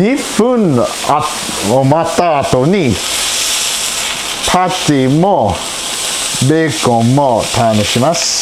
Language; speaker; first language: Japanese; non-native, learner; English